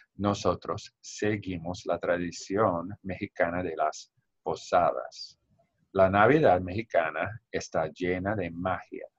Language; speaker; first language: Spanish; non-native, learner; English